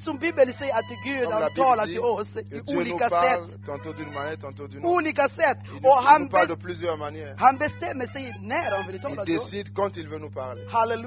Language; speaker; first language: Swedish; non-native, learner; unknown